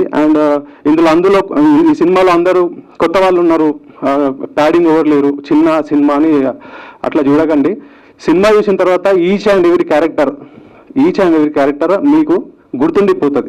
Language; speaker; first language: Telugu; native; Telugu